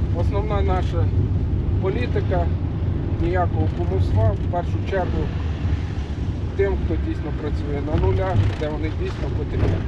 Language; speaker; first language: Ukrainian; native; Ukrainian